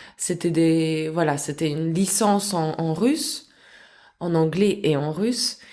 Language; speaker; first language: French; early bilingual, other home language; Russian